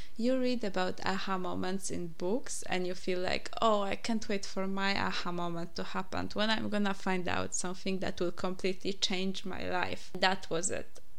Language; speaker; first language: English; non-native, fluent; Polish